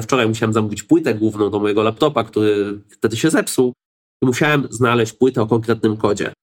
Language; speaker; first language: Polish; native; Polish